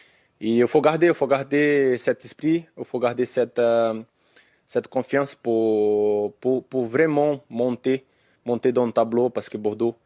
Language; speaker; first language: French; non-native, learner; Portuguese